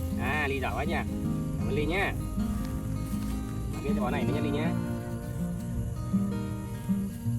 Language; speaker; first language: Vietnamese; native; Vietnamese